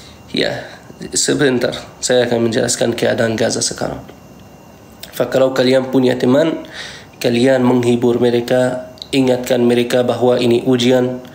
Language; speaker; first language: Indonesian; non-native, fluent; Arabic